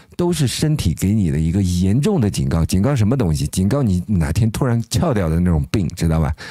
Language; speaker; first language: Chinese; native; Chinese